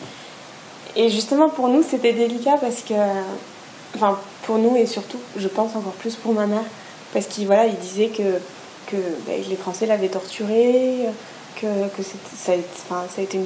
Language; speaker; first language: French; native; French